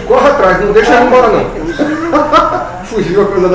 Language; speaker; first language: Portuguese; native; Portuguese